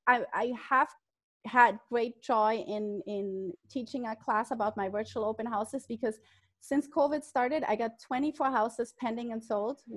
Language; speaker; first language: English; non-native, fluent; German